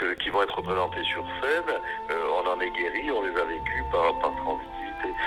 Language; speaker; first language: French; native; French